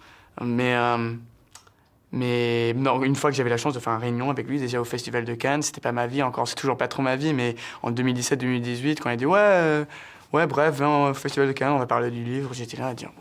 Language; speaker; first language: French; early bilingual, heritage; English